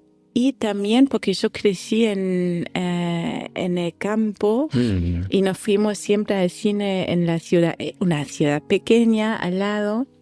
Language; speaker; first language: Spanish; non-native, fluent; German